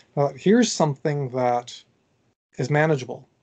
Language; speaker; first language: English; native; English